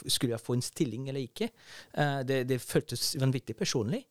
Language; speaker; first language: Norwegian; non-native, fluent; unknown